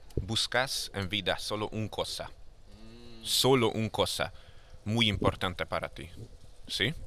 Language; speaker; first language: Spanish; non-native, learner; Hungarian